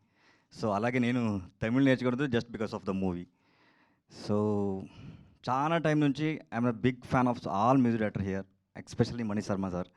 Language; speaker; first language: Telugu; non-native, learner; Kannada